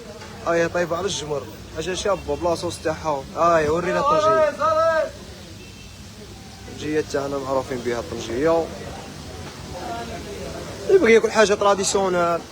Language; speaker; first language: Arabic; native; Arabic